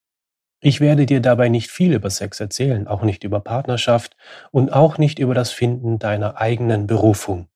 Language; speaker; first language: German; native; German